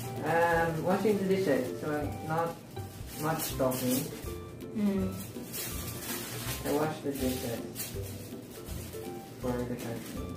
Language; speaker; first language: English; non-native, local second language; Filipino